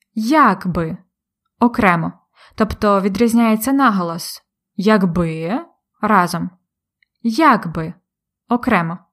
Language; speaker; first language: Ukrainian; native; Ukrainian